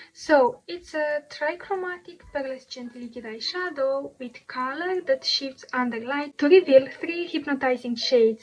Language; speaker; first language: English; non-native, fluent; Romanian